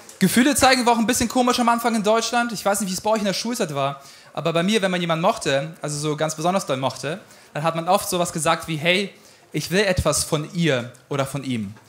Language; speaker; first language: German; early bilingual, other home language; Ukrainian